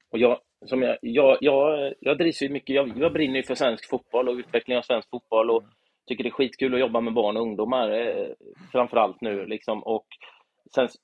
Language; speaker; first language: Swedish; native; Swedish